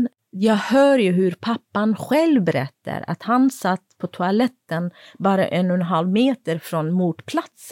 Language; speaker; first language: Swedish; non-native, fluent; Kurdish